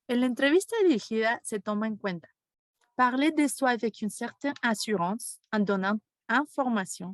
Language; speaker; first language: French; non-native, fluent; Spanish